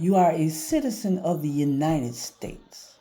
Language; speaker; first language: English; native; English